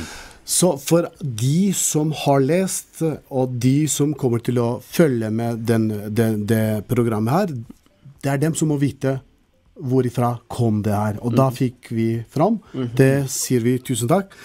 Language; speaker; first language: Norwegian; non-native, local second language; Albanian